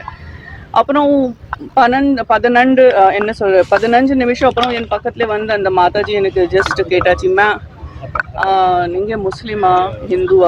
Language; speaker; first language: Tamil; non-native, fluent; Gujarati